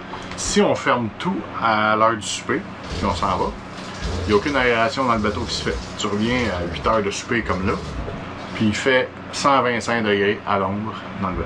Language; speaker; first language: French; native; French